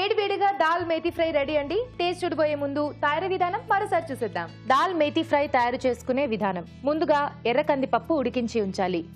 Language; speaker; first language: Telugu; native; Telugu